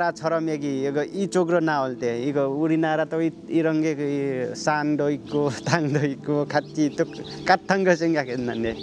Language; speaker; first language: Korean; non-native, learner; Nepali